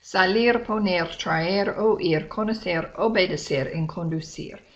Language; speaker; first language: Spanish; non-native, fluent; English